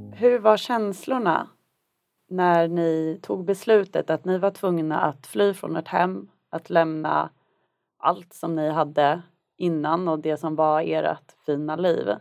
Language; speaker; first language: Swedish; native; Swedish